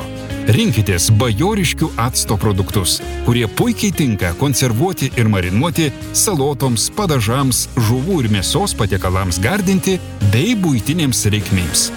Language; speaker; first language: Lithuanian; native; Lithuanian